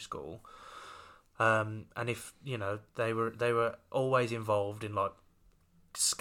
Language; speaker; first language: English; native; English